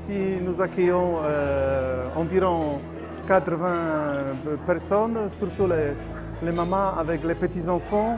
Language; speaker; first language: French; non-native, fluent; Polish